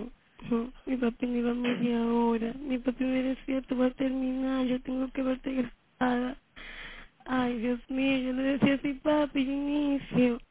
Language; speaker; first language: Spanish; native; Spanish